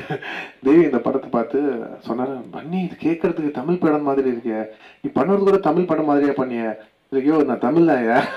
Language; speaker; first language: Tamil; non-native, local second language; Telugu